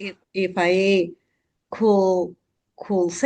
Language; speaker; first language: English; non-native, learner; Spanish